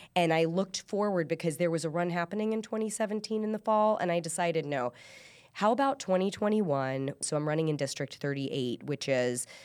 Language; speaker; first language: English; early bilingual, other home language; Persian